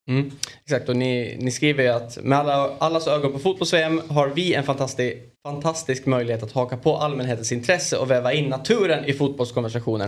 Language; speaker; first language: Swedish; native; Swedish